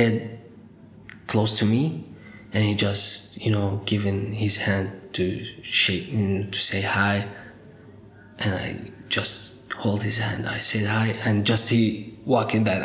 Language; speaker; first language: English; non-native, fluent; Arabic